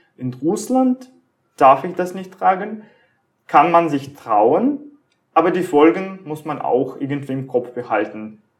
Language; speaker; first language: German; non-native, fluent; Russian